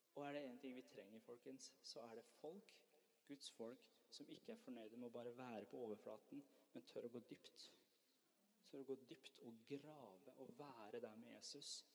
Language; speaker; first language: Norwegian; early bilingual, other home language; Persian